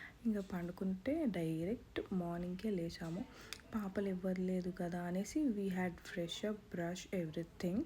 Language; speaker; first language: Telugu; early bilingual, heritage; Telugu